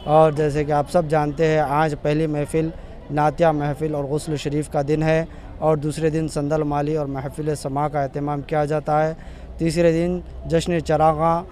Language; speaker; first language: Hindi; native; Hindi